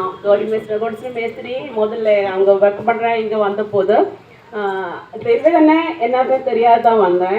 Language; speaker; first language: Tamil; non-native, learner; Malayalam